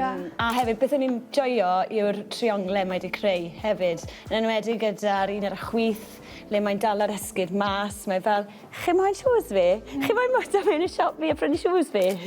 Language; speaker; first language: Welsh; native; Welsh